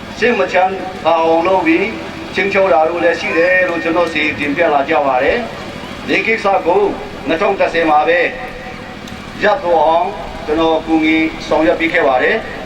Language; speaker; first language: Burmese; non-native, local second language; Thado Chin